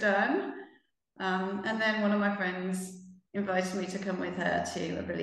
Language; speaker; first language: English; native; English